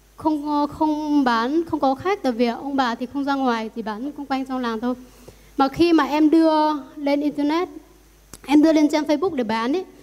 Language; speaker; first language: Vietnamese; non-native, local second language; Iu Mien